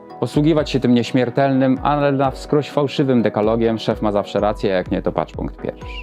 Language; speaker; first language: Polish; native; Polish